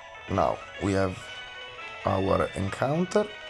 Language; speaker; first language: English; non-native, fluent; Italian